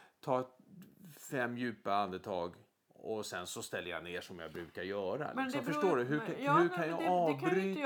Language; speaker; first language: Swedish; native; Swedish